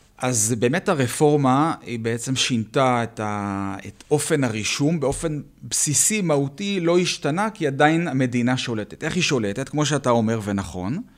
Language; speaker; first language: Hebrew; native; Hebrew